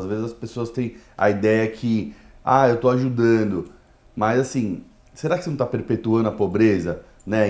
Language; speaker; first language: Portuguese; native; Portuguese